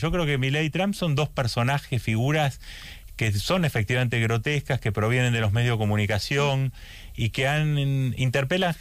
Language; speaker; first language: Spanish; native; Spanish